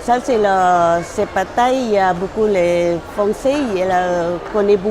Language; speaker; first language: French; non-native, learner; Thai